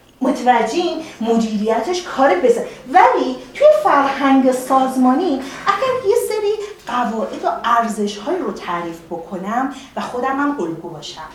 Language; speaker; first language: Persian; native; Persian